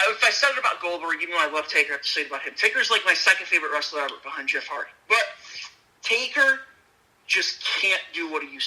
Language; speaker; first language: English; native; English